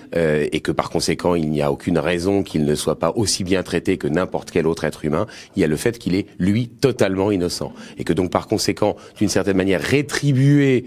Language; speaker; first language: French; native; French